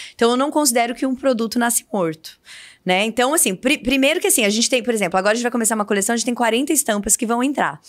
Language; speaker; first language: Portuguese; native; Portuguese